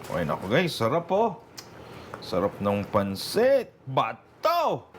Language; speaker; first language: Filipino; non-native, local second language; Bikol